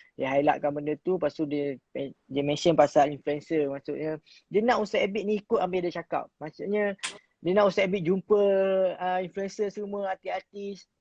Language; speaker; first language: Malay; native; Malay